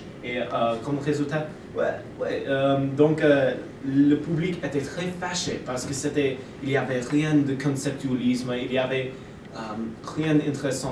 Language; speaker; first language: French; non-native, learner; English